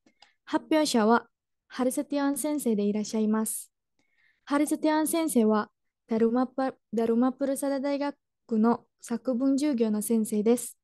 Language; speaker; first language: Japanese; non-native, learner; Indonesian